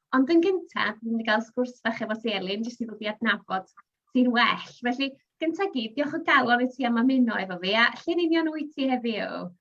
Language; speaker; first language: Welsh; native; Welsh